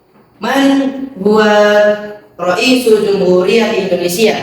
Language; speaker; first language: Arabic; non-native, fluent; Indonesian